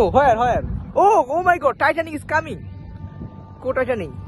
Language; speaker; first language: English; non-native, local second language; Bangla